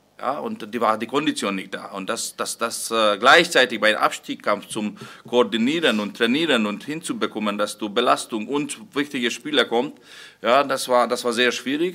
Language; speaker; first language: German; non-native, fluent; Hungarian